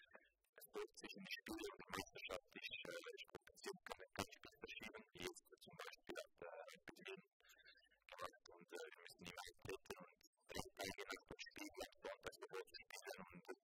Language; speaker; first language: German; non-native, local second language; Italian